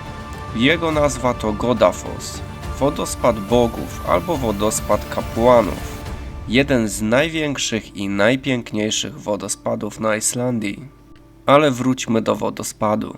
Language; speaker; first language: Polish; native; Polish